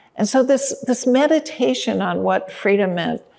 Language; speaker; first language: English; native; English